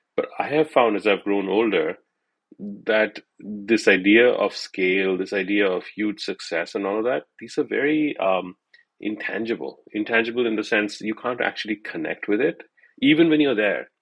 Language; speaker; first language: English; non-native, local second language; Hindi